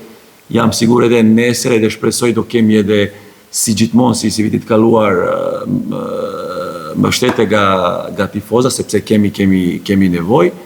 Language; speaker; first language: Albanian; non-native, learner; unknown